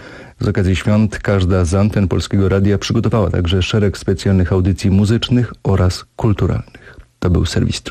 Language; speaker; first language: Polish; native; Polish